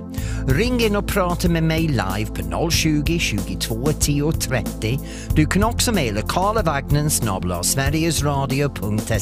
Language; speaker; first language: Swedish; non-native, fluent; English